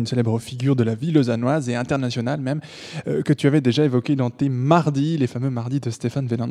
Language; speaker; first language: French; native; French